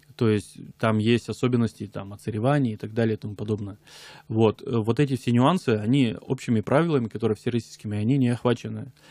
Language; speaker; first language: Russian; native; Russian